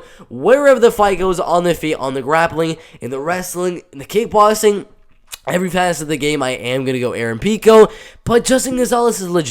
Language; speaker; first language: English; native; English